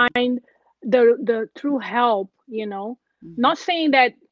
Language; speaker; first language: English; non-native, fluent; Portuguese